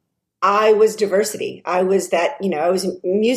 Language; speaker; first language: English; native; English